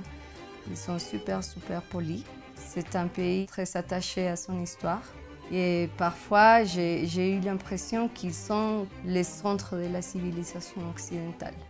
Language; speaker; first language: French; non-native, fluent; Spanish